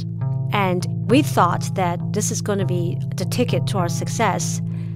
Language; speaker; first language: English; non-native, fluent; Chinese